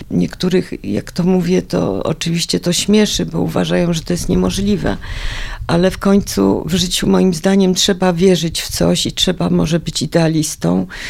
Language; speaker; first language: Polish; native; Polish